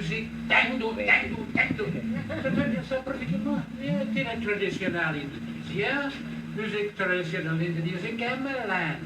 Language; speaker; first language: Indonesian; non-native, learner; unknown